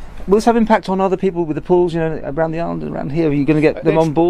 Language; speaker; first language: English; native; English